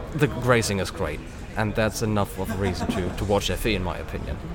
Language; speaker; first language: English; non-native, fluent; German